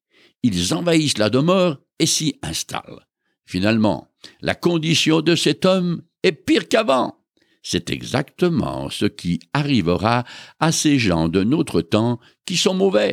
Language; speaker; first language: French; native; French